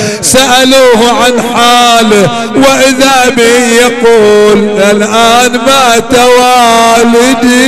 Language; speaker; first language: Arabic; native; Arabic